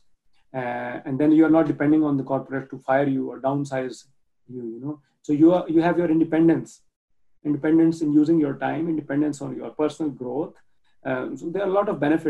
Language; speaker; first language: English; non-native, local second language; Urdu